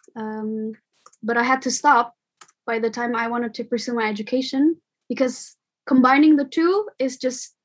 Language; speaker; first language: English; non-native, fluent; Indonesian